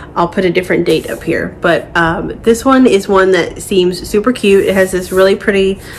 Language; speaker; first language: English; native; English